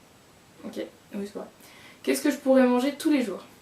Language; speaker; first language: French; native; French